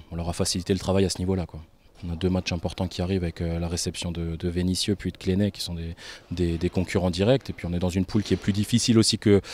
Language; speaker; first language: French; native; French